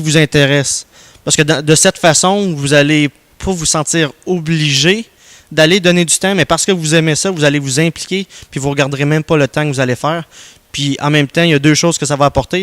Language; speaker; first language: French; native; French